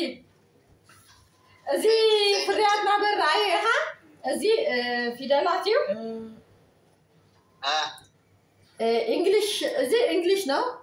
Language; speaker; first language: Amharic; non-native, learner; Tigrinya